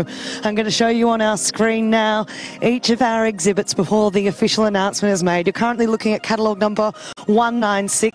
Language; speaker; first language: English; native; English